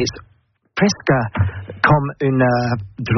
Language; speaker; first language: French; non-native, learner; English